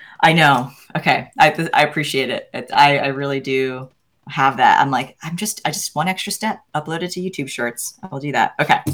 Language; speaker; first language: English; native; English